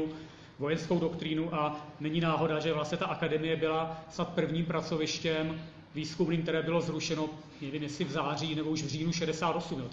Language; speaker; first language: Czech; native; Czech